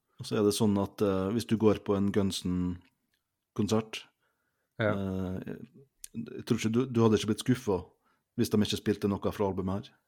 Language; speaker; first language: Norwegian; native; Norwegian